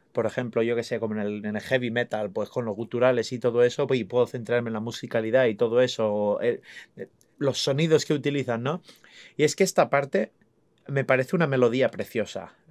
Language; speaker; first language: Spanish; non-native, fluent; English